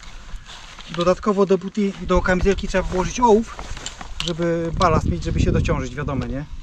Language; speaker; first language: Polish; native; Polish